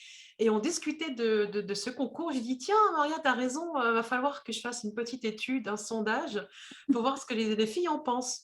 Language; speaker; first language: French; native; French